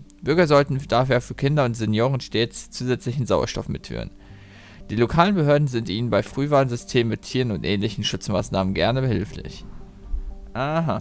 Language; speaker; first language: German; native; German